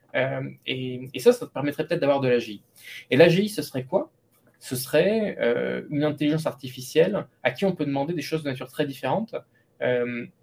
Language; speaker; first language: French; native; French